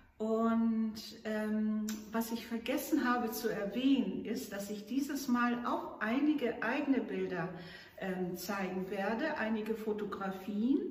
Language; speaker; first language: German; native; German